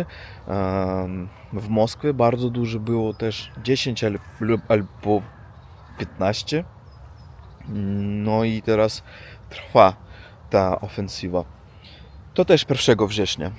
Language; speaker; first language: Polish; non-native, learner; Russian